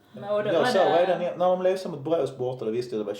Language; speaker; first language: Swedish; native; Swedish